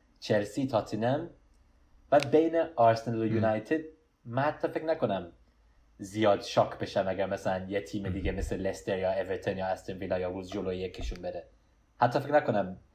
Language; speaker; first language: Persian; early bilingual, heritage; Persian